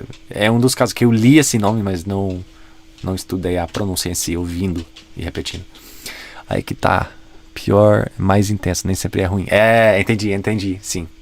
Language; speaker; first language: Portuguese; non-native, fluent; English